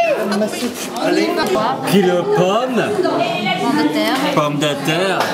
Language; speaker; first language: French; non-native, learner; Arabic